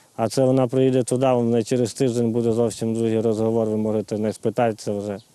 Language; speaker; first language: Ukrainian; native; Ukrainian